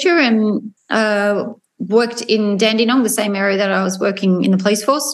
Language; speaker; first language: English; native; English